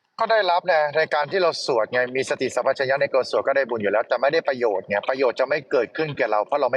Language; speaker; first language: Thai; native; Thai